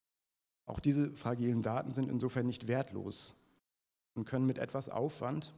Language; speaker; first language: German; native; German